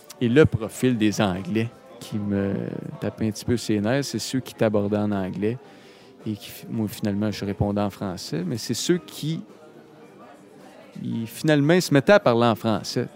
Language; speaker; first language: French; native; French